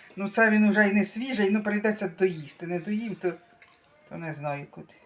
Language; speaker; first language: Ukrainian; native; Ukrainian